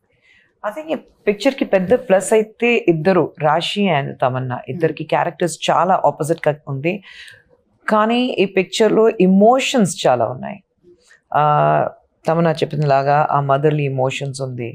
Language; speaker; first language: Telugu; non-native, learner; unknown